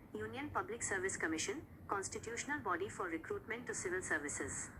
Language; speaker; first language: English; non-native, local second language; Marathi